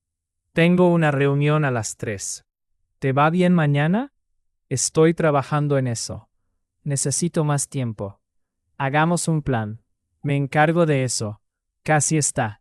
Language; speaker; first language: Spanish; non-native, fluent; English